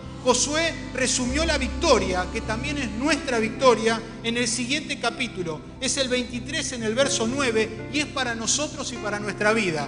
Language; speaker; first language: Spanish; native; Spanish